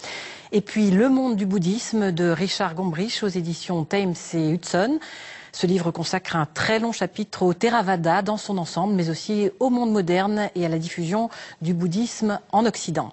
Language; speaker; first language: French; native; French